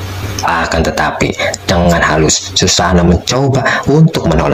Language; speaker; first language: Indonesian; native; Indonesian